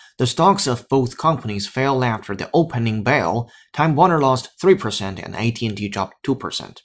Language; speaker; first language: English; non-native, fluent; Chinese